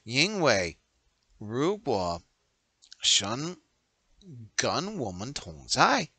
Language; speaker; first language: Chinese; non-native, learner; English